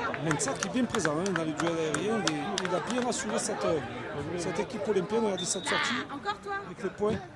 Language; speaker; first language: French; native; French